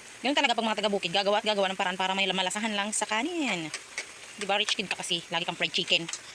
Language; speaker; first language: Filipino; native; Filipino